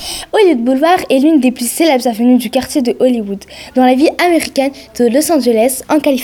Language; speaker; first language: French; native; French